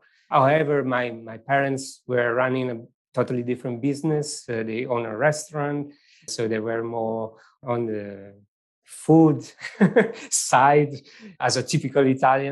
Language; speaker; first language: English; non-native, fluent; Italian